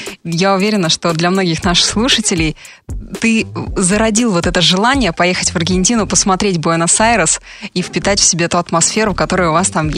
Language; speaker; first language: Russian; native; Russian